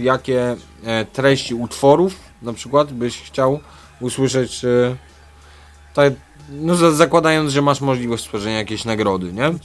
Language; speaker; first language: Polish; native; Polish